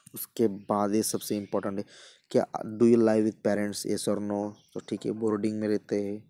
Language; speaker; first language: Hindi; non-native, local second language; Marathi